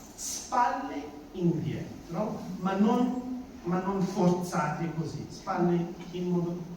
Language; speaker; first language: Italian; non-native, fluent; English